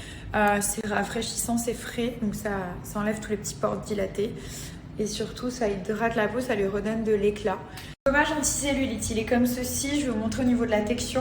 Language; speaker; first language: French; native; French